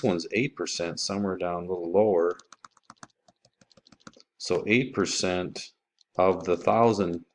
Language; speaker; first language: English; native; English